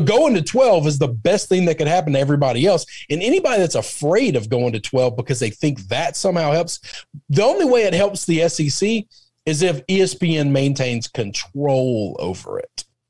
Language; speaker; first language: English; native; English